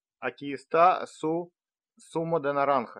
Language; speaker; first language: Spanish; non-native, learner; Russian